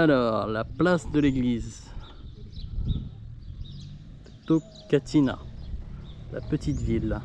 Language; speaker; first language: French; native; French